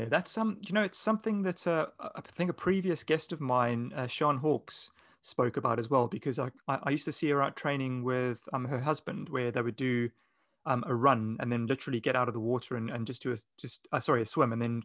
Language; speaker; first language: English; native; English